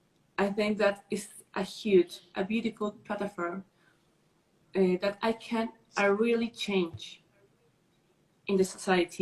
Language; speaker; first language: English; non-native, learner; Spanish